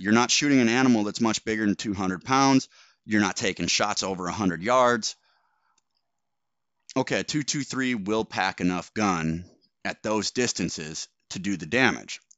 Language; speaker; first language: English; native; English